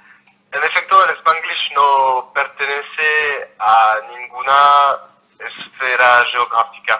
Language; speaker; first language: Spanish; non-native, learner; French